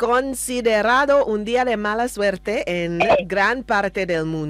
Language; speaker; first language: Spanish; non-native, learner; English